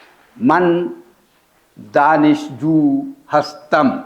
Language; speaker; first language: Persian; non-native, fluent; Urdu